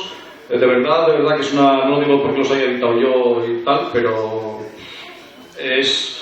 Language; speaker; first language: Spanish; native; Spanish